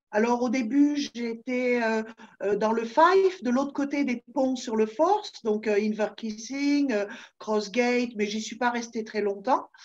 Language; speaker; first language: French; native; French